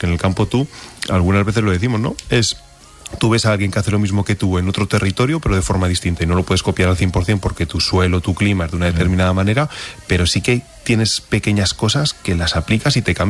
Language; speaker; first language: Spanish; native; Spanish